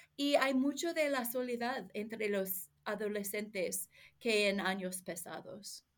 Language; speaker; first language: Spanish; non-native, learner; English